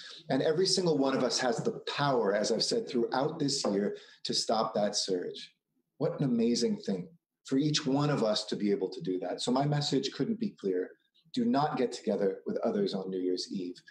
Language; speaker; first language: English; native; English